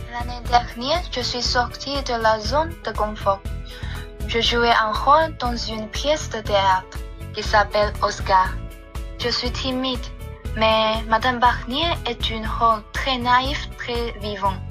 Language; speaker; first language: French; non-native, fluent; Chinese